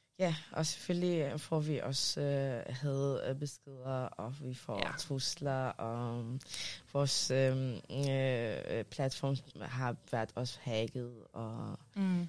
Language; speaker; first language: Danish; early bilingual, other home language; Arabic